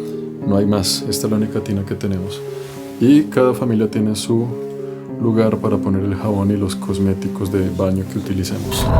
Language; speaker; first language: Spanish; native; Spanish